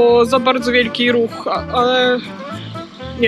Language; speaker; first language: Polish; non-native, learner; Ukrainian